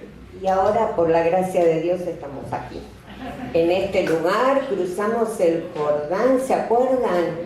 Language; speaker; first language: Spanish; native; Spanish